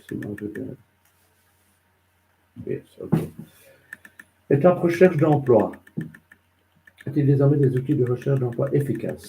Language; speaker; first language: French; native; French